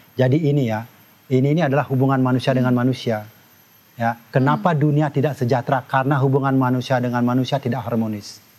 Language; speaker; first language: Indonesian; non-native, local second language; Balinese